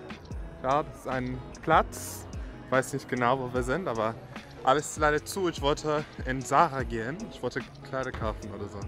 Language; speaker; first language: German; non-native, learner; English